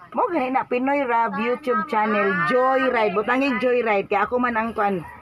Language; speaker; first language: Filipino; non-native, local second language; Cebuano